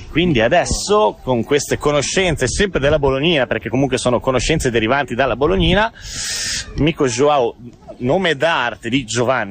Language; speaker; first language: Italian; native; Italian